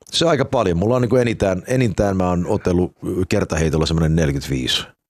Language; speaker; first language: Finnish; early bilingual, heritage; Finnish